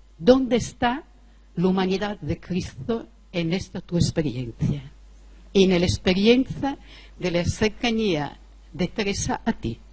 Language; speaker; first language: Spanish; non-native, fluent; Italian